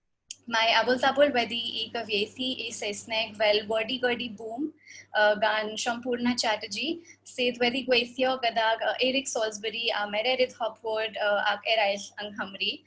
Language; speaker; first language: Welsh; non-native, fluent; Hindi